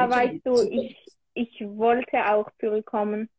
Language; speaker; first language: German; early bilingual, other home language; Hebrew